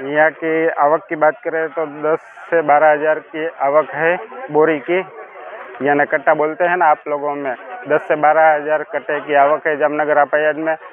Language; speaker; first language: Hindi; non-native, local second language; Gujarati